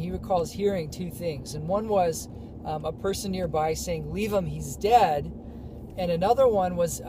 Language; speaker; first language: English; native; English